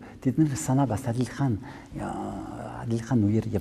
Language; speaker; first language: Mongolian; non-native, fluent; French